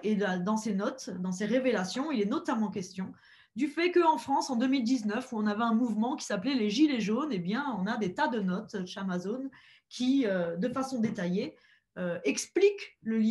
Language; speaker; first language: French; native; French